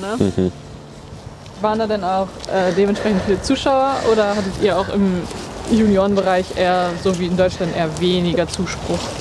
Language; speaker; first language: German; native; German